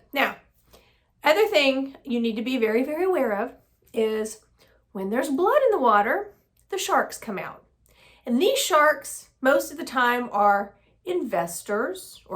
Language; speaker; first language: English; native; English